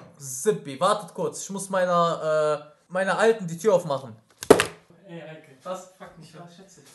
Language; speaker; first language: German; early bilingual, other home language; Arabic